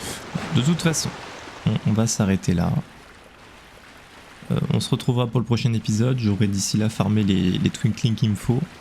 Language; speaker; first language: French; native; French